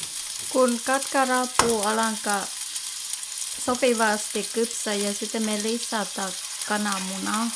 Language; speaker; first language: Finnish; non-native, learner; Thai